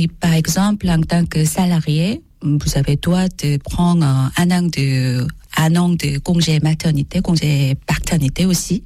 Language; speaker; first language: French; non-native, learner; Korean